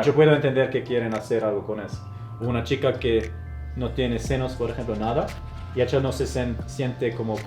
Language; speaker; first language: Spanish; non-native, fluent; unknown